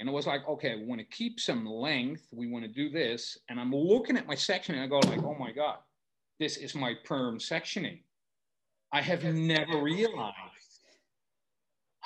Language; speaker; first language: English; non-native, fluent; Dutch